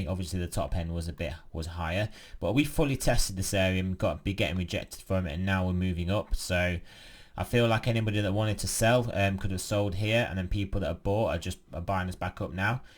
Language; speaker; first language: English; native; English